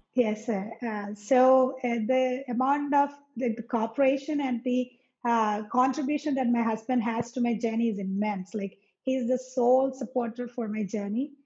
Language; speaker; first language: English; non-native, local second language; Malayalam